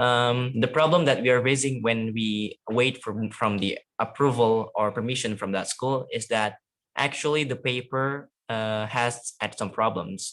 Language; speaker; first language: English; non-native, fluent; Indonesian